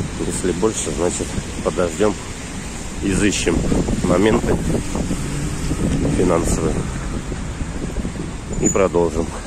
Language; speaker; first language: Russian; native; Russian